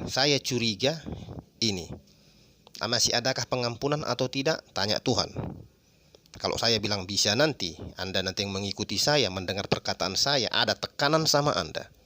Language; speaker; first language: Indonesian; native; Indonesian